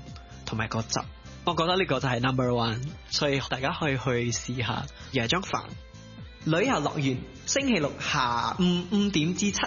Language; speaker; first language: Cantonese; early bilingual, heritage; Cantonese